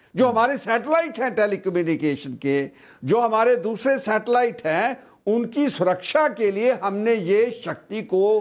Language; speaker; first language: Hindi; non-native, local second language; Punjabi